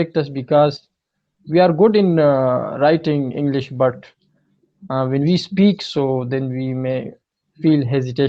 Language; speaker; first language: English; non-native, learner; Pashto